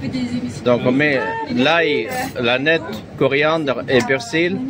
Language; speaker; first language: French; non-native, fluent; Arabic